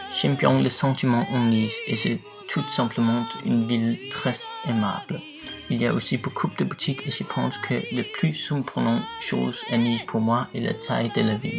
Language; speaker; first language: French; non-native, learner; Danish